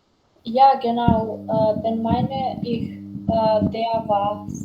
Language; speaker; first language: German; non-native, learner; Macedonian